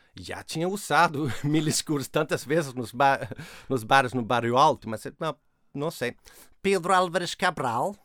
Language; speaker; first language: Portuguese; non-native, fluent; Swedish